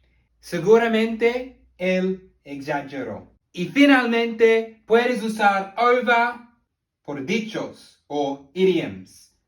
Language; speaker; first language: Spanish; non-native, learner; English